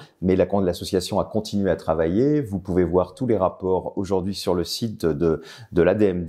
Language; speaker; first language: French; native; French